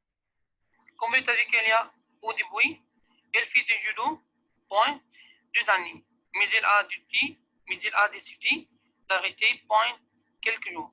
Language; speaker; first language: French; non-native, learner; Arabic